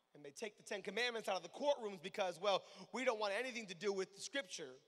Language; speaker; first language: English; native; English